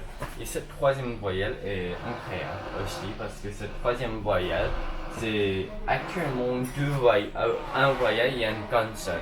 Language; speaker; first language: French; non-native, learner; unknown